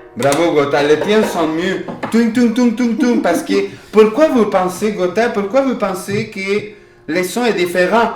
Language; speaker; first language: French; non-native, fluent; Spanish